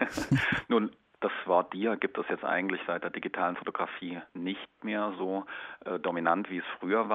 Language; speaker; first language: German; native; German